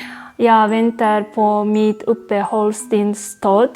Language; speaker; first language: Swedish; non-native, learner; Kazakh